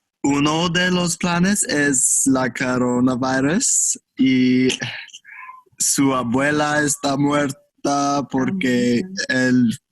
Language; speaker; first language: Spanish; non-native, learner; English